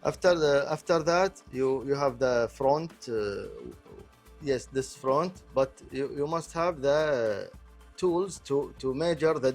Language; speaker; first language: English; non-native, local second language; Arabic